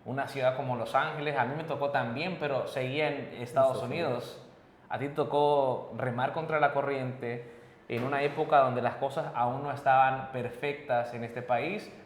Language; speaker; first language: Spanish; early bilingual, heritage; Spanish